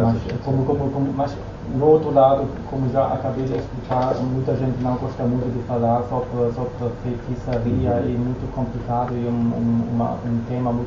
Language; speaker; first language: Portuguese; non-native, fluent; Dutch